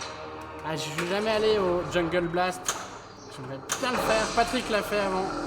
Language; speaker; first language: French; native; French